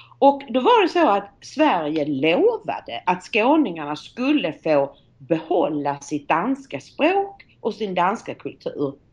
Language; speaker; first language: Swedish; native; Swedish